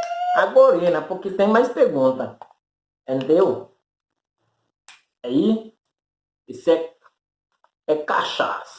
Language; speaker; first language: Portuguese; non-native, fluent; Haitian Creole